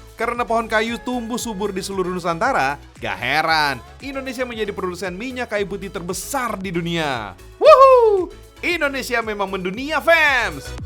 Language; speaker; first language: Indonesian; native; Indonesian